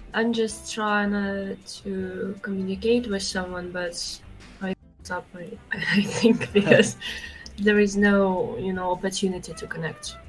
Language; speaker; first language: English; non-native, fluent; Russian